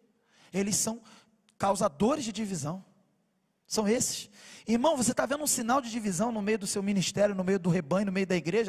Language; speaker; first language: Portuguese; native; Portuguese